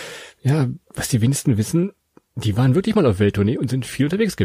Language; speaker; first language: German; native; German